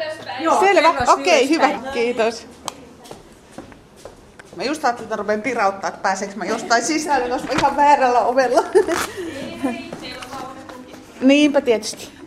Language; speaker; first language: Finnish; native; Finnish